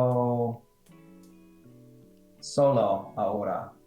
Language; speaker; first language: Spanish; non-native, learner; English